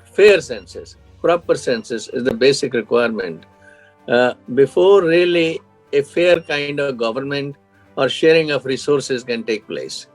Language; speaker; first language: English; non-native, local second language; Hindi